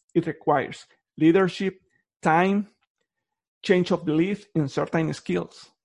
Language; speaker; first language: English; non-native, fluent; Spanish